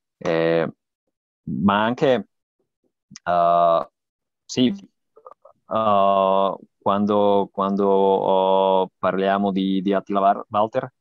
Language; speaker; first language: Italian; non-native, learner; Slovak